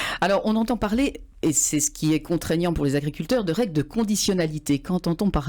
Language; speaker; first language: French; native; French